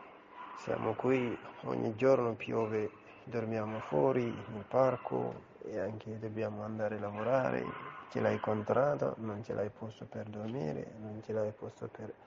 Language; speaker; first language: Italian; non-native, learner; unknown